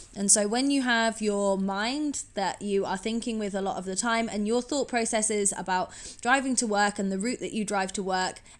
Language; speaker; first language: English; native; English